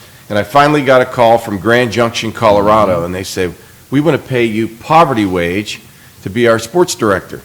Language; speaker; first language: English; native; English